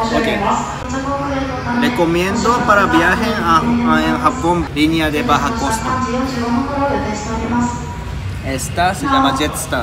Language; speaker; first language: Spanish; non-native, learner; Japanese